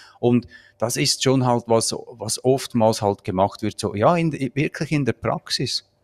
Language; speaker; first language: German; native; German